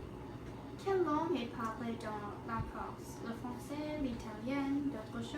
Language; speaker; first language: French; non-native, learner; English